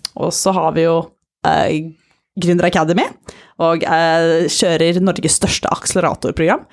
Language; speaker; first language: Norwegian; native; Norwegian